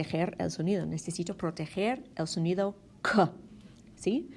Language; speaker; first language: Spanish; non-native, fluent; English